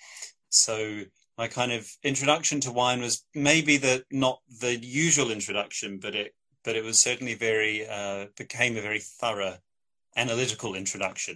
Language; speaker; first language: English; native; English